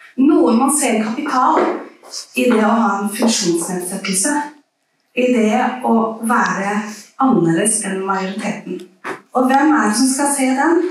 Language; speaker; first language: Norwegian; early bilingual, other home language; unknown